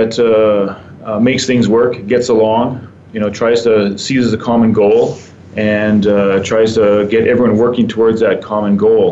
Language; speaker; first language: English; native; English